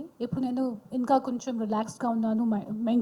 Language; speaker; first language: Telugu; non-native, local second language; Hindi